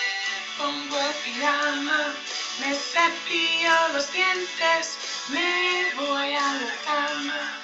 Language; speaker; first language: Spanish; non-native, learner; English